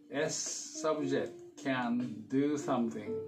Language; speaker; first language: English; non-native, learner; Thai